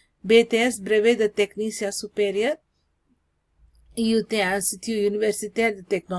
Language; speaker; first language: French; non-native, learner; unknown